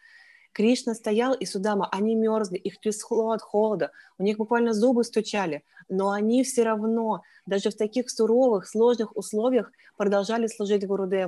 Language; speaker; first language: Russian; native; Russian